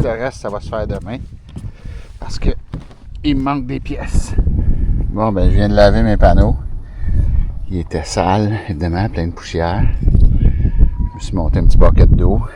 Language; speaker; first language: French; native; French